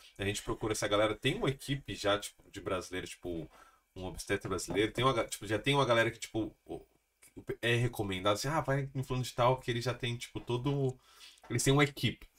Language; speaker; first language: Portuguese; native; Portuguese